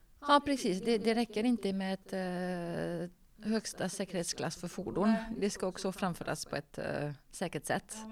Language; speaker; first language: Swedish; non-native, fluent; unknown